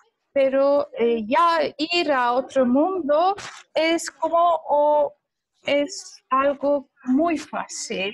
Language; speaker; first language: Spanish; non-native, fluent; Turkish